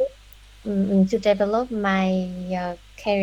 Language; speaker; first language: English; non-native, learner; Vietnamese